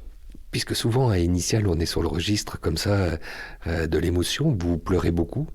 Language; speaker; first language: French; native; French